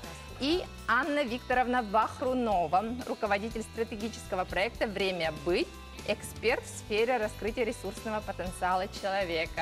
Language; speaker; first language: Russian; native; Russian